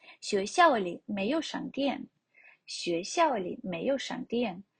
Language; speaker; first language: Chinese; non-native, fluent; Ukrainian